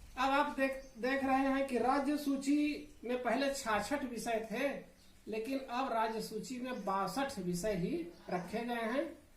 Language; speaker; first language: Hindi; native; Hindi